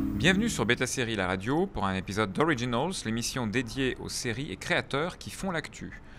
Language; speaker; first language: French; native; French